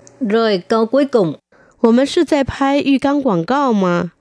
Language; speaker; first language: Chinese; non-native, fluent; Vietnamese